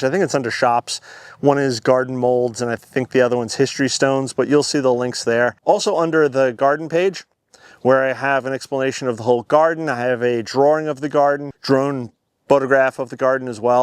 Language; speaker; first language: English; native; English